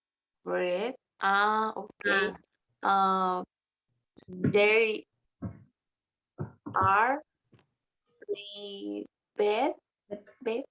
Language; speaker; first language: English; non-native, learner; Spanish